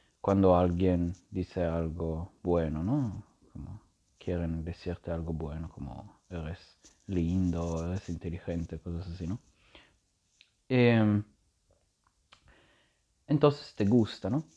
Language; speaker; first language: Spanish; non-native, learner; Italian